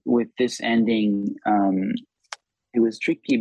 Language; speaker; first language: English; non-native, fluent; Hebrew